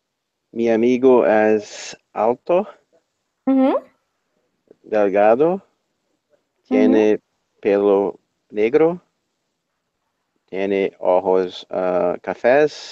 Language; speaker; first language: Spanish; non-native, learner; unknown